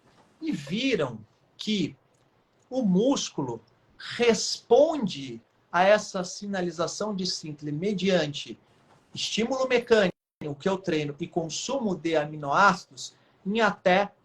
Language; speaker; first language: Portuguese; native; Portuguese